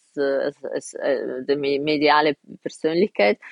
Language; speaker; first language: German; non-native, fluent; Russian